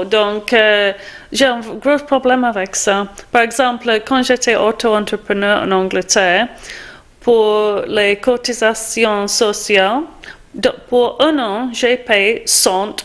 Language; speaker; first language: French; non-native, fluent; English